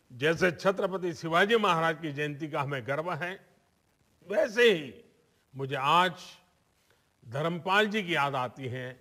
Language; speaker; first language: Hindi; non-native, local second language; Gujarati